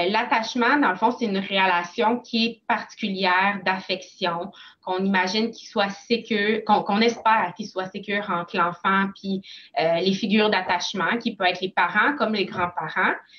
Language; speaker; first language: French; native; French